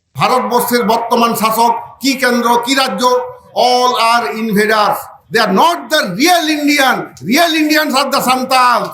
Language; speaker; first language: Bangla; non-native, local second language; Santali